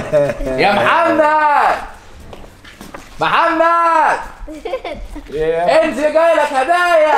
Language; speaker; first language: Arabic; native; Arabic